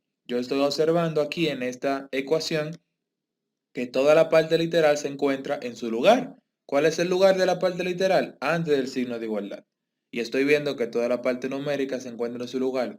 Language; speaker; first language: Spanish; native; Spanish